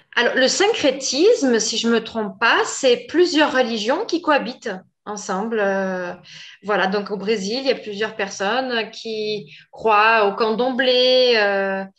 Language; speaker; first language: French; native; French